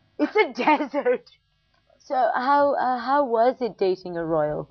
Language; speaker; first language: English; native; English